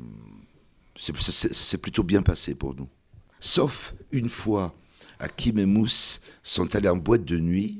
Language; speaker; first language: French; early bilingual, other home language; Kabyle